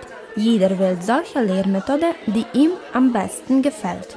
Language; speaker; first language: German; non-native, fluent; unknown